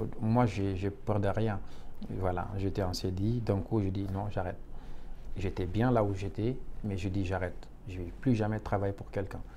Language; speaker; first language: French; non-native, local second language; Wolof